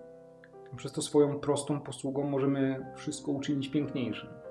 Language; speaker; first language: Polish; native; Polish